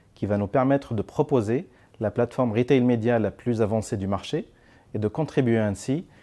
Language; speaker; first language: French; non-native, local second language; Arabic